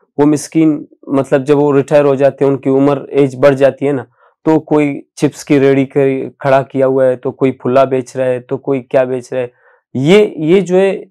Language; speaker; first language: Urdu; non-native, local second language; Baluchi